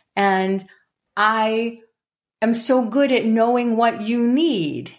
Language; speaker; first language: English; native; English